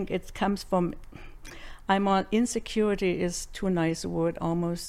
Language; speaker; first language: English; non-native, fluent; German